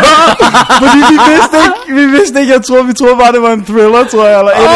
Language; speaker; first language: Danish; native; Danish